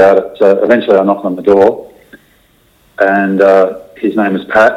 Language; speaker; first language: English; native; English